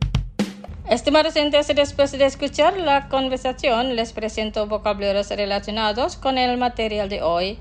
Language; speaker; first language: Spanish; non-native, fluent; Indonesian